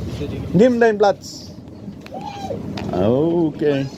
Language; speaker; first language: German; non-native, learner; Filipino